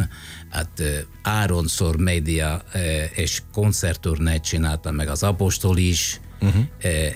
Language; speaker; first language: Hungarian; non-native, fluent; Italian